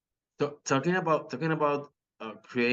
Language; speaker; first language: English; non-native, local second language; Spanish